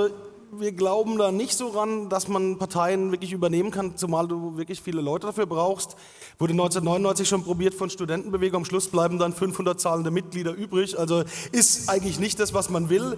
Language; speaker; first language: German; native; German